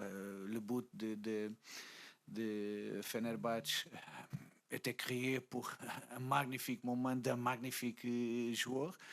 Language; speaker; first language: French; non-native, fluent; Portuguese